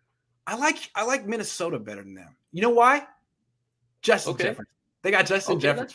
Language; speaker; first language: English; native; English